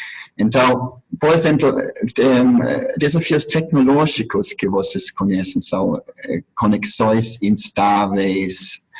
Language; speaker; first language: Portuguese; non-native, fluent; German